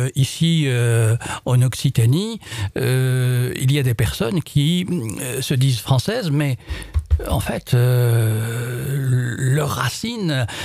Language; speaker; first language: French; non-native, local second language; Arabic